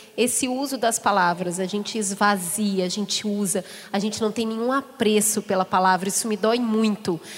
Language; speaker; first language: Portuguese; native; Portuguese